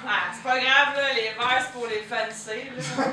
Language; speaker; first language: French; native; French